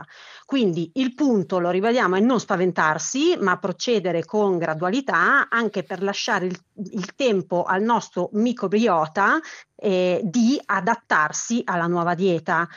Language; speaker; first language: Italian; native; Italian